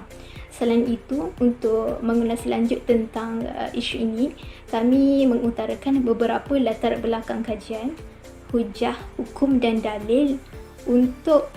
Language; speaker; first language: Malay; native; Malay